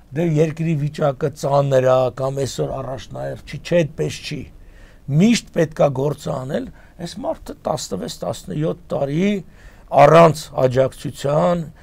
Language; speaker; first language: Armenian; native; Armenian